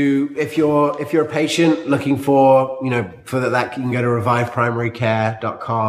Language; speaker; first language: English; native; English